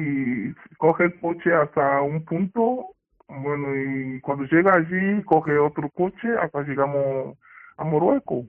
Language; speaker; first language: Spanish; non-native, learner; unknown